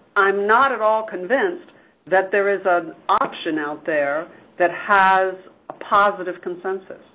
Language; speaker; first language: English; native; English